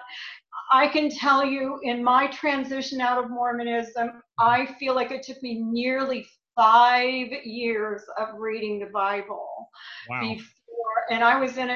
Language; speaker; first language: English; native; English